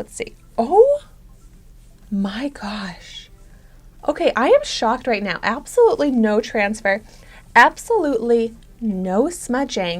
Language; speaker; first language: English; native; English